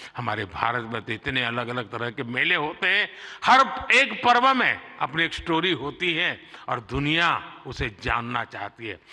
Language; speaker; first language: Hindi; non-native, local second language; Gujarati